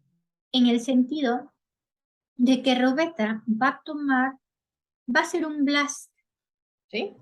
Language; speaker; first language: Spanish; native; Spanish